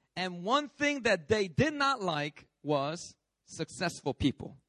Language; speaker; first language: English; native; English